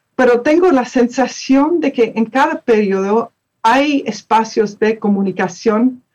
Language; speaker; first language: Spanish; non-native, fluent; English